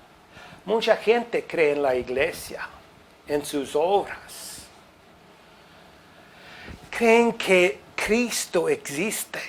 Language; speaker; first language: Spanish; non-native, fluent; English